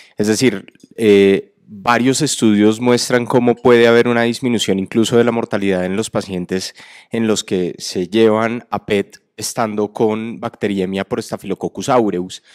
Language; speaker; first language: Spanish; native; Spanish